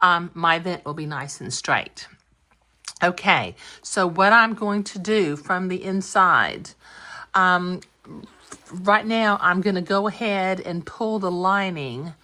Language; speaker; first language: English; native; English